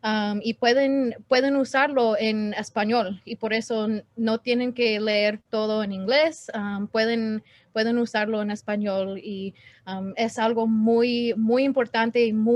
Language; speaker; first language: Spanish; non-native, learner; English